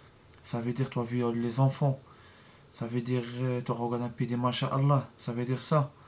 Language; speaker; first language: French; non-native, learner; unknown